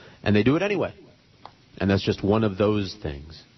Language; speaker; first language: English; native; English